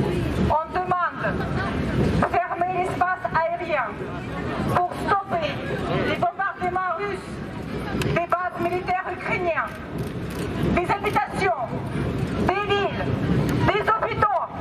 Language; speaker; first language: French; non-native, fluent; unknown